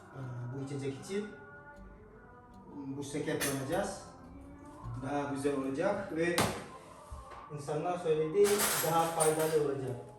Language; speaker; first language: Turkish; non-native, learner; Indonesian